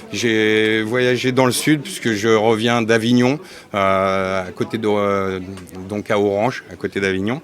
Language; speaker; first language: French; native; French